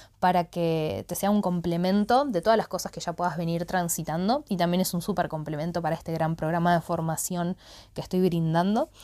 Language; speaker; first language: Spanish; native; Spanish